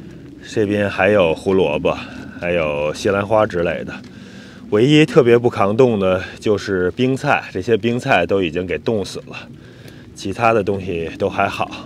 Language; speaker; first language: Chinese; native; Chinese